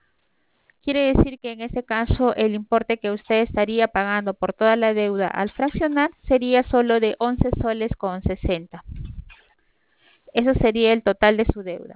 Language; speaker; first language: Spanish; native; Spanish